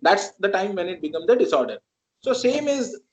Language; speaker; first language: English; non-native, local second language; Marathi